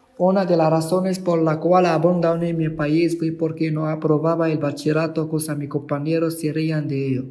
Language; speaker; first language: Spanish; non-native, learner; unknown